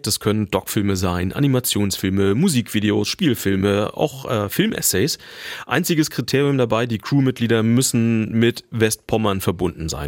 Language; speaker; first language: German; native; German